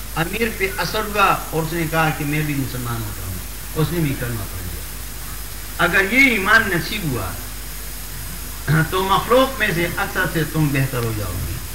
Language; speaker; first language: Urdu; non-native, local second language; Pashto